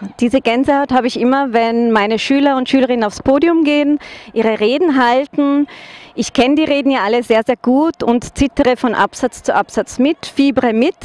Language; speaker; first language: German; native; German